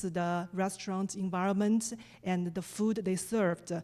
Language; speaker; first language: English; non-native, fluent; Chinese